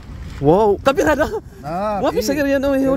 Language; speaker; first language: Arabic; non-native, learner; Cebuano